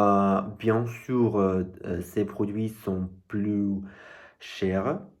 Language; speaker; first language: French; non-native, fluent; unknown